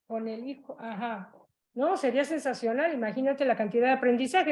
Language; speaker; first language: Spanish; native; Spanish